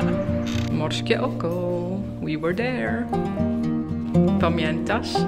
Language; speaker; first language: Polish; non-native, learner; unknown